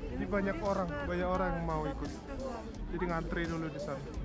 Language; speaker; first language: Indonesian; native; Indonesian